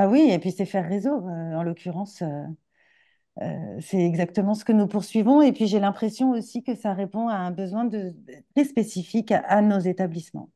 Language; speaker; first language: French; native; French